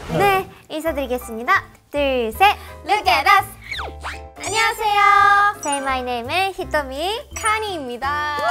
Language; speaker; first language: Korean; non-native, fluent; Japanese